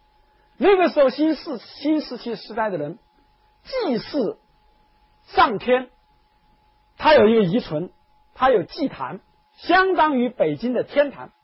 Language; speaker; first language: Chinese; native; Chinese